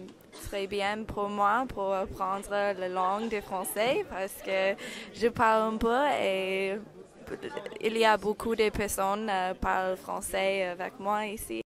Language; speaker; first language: French; non-native, learner; English